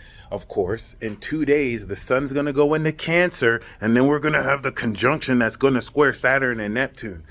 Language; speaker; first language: English; native; English